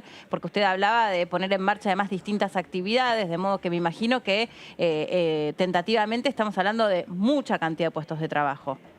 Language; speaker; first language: Spanish; native; Spanish